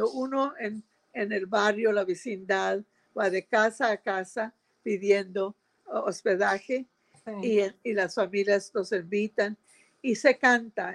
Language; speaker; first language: Spanish; early bilingual, heritage; Spanish